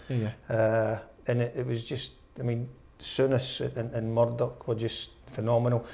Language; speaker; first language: English; native; English